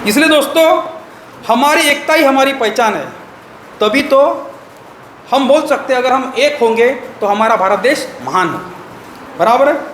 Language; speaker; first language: Hindi; non-native, local second language; Marathi